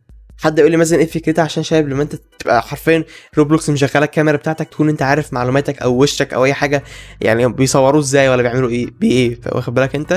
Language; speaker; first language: Arabic; native; Arabic